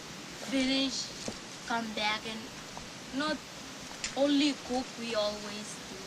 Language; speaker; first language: English; non-native, learner; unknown